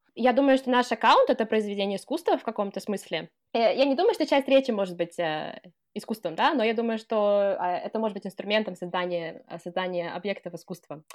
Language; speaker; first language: Russian; non-native, fluent; English